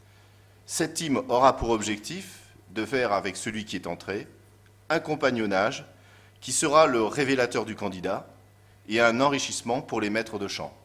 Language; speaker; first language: French; native; French